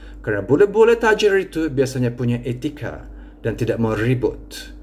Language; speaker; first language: Indonesian; non-native, fluent; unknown